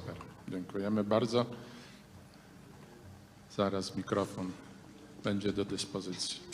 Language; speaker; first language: Polish; native; Polish